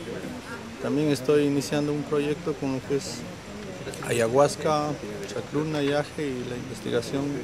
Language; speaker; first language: Spanish; native; Spanish